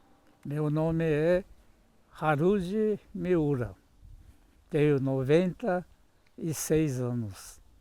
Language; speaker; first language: Portuguese; non-native, local second language; Japanese